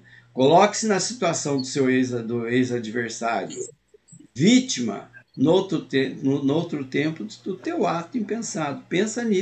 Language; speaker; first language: Portuguese; native; Portuguese